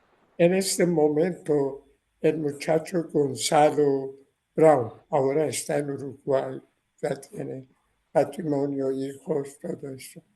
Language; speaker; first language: Spanish; non-native, learner; Persian